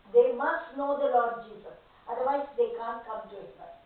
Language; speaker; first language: English; non-native, local second language; Tamil